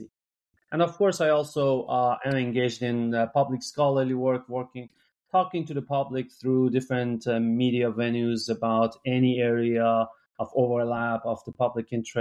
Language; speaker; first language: English; non-native, fluent; Persian